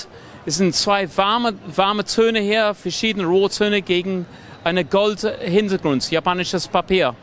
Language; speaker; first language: German; non-native, fluent; English